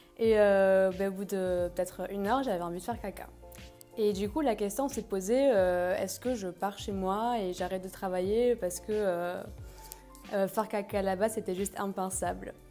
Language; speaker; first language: French; non-native, fluent; Spanish